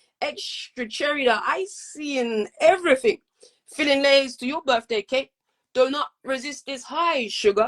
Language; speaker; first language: English; native; English